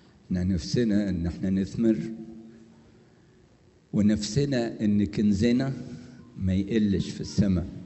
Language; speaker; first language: Arabic; native; Arabic